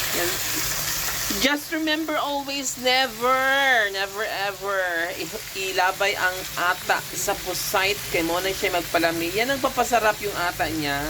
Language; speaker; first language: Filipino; non-native, local second language; Cebuano